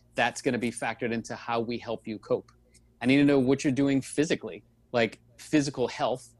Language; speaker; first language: English; native; English